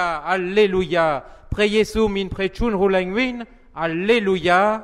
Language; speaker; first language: Khmer; non-native, fluent; French